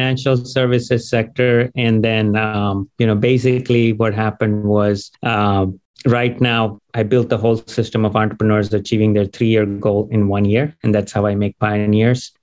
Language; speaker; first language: English; non-native, local second language; Gujarati